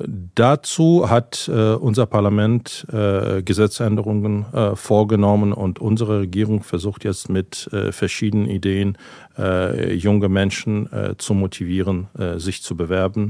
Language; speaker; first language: German; non-native, fluent; Ukrainian